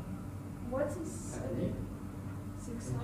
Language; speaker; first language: English; non-native, learner; Russian